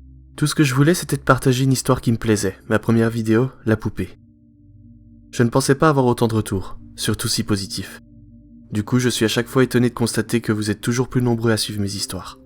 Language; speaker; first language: French; native; French